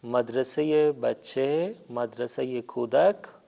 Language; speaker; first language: Persian; non-native, fluent; Urdu